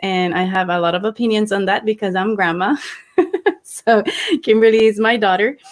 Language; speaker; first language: English; native; English